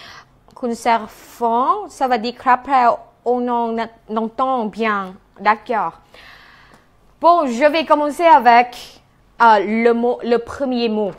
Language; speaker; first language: French; non-native, fluent; Thai